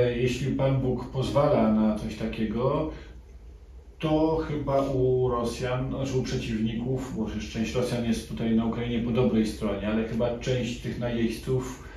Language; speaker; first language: Polish; native; Polish